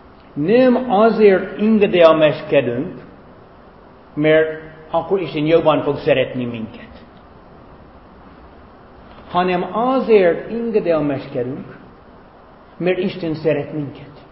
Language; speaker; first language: Hungarian; non-native, fluent; English